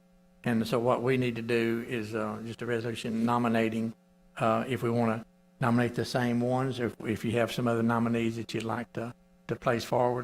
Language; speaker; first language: English; native; English